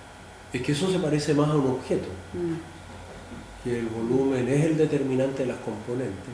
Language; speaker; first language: Spanish; native; Spanish